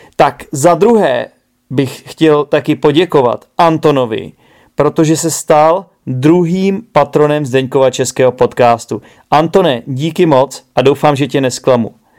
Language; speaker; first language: Czech; native; Czech